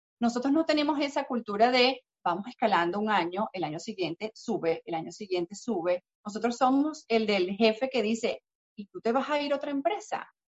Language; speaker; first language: Spanish; native; Spanish